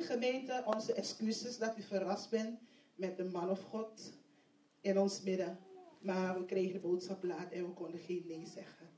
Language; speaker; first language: Dutch; non-native, fluent; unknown